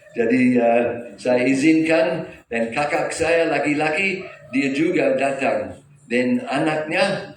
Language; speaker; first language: Indonesian; non-native, fluent; English